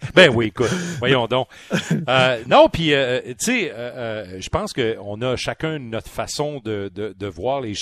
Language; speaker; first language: French; native; French